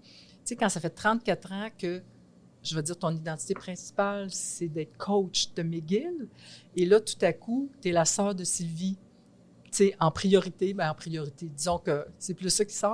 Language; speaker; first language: French; native; French